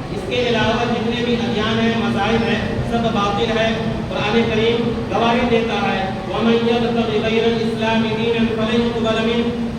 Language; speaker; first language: Urdu; native; Urdu